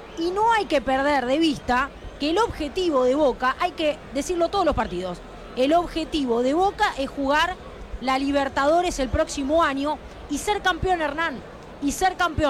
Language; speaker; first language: Spanish; native; Spanish